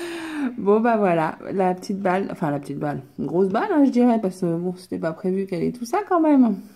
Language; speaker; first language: French; native; French